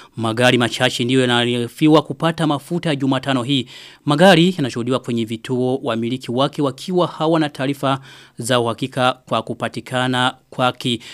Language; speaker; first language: Swahili; non-native, local second language; Rundi